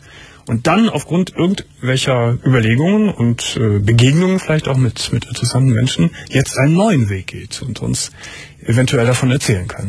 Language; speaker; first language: German; native; German